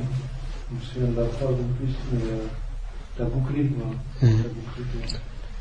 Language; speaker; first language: Arabic; non-native, learner; French